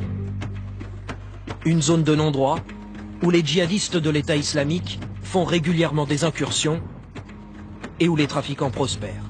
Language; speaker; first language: French; native; French